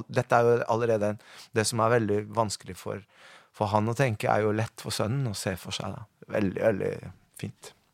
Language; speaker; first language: Norwegian; early bilingual, other home language; Spanish